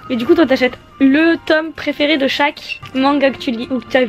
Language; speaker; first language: French; native; French